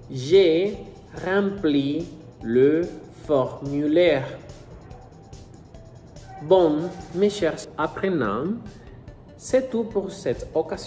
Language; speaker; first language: French; non-native, fluent; Spanish